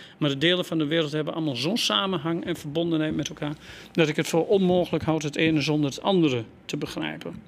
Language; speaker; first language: Dutch; native; Dutch